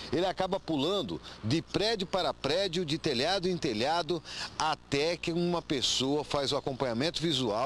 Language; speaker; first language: Portuguese; native; Portuguese